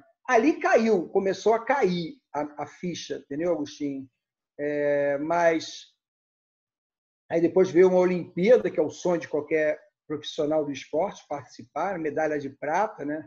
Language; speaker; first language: Portuguese; native; Portuguese